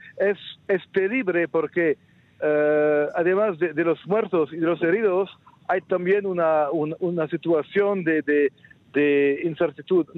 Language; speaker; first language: Spanish; non-native, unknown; French